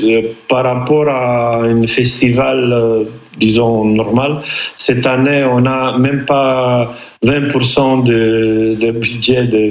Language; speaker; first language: French; non-native, fluent; Romanian